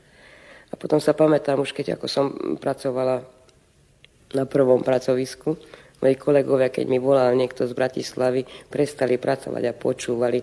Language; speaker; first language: Slovak; early bilingual, heritage; Slovak